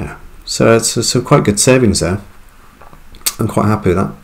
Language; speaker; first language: English; native; English